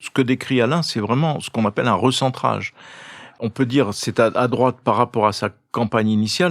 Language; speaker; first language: French; native; French